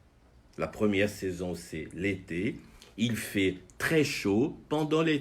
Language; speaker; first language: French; non-native, fluent; Portuguese